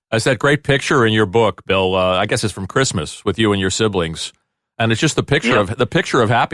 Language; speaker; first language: English; native; English